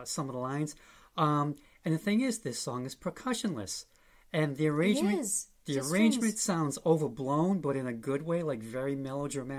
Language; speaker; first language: English; native; English